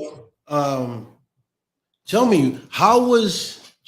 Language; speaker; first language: English; native; English